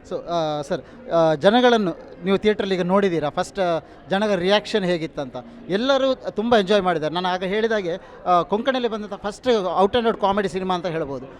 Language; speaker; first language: Kannada; non-native, local second language; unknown